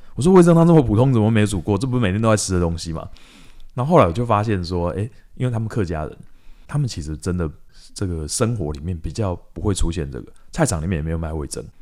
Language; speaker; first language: Chinese; native; Chinese